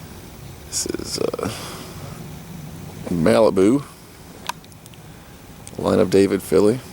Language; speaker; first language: English; native; English